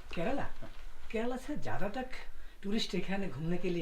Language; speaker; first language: Hindi; non-native, learner; Bangla